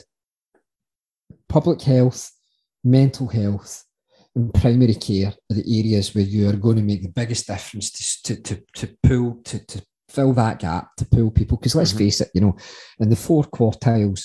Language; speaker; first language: English; native; English